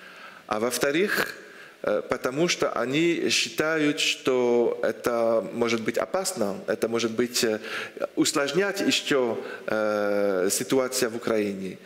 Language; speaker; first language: Russian; non-native, fluent; French